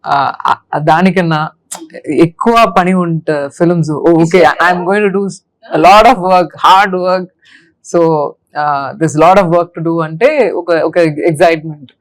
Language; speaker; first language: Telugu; non-native, learner; Tamil